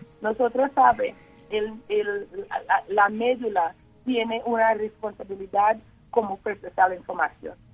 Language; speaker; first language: Spanish; non-native, learner; English